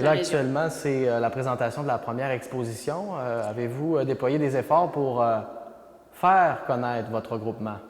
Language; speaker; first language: French; native; French